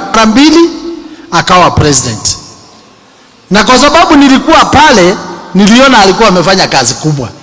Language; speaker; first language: Swahili; non-native, local second language; Kikuyu